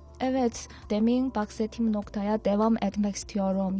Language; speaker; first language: Turkish; non-native, learner; Chinese